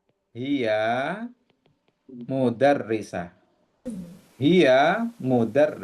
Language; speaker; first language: Arabic; non-native, fluent; Indonesian